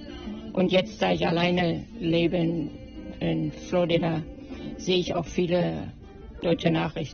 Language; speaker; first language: German; native; German